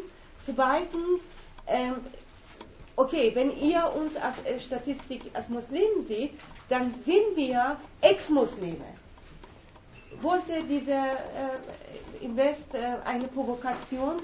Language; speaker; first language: German; non-native, fluent; Persian